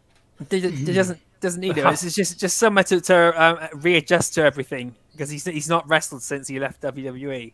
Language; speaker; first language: English; native; English